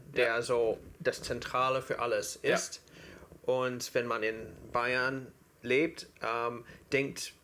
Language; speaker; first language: German; non-native, fluent; English